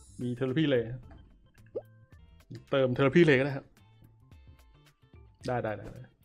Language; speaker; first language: Thai; native; Thai